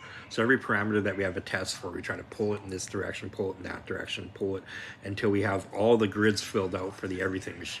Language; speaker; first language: English; native; English